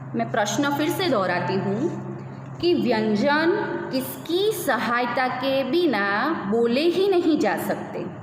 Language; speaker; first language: Hindi; non-native, local second language; Gujarati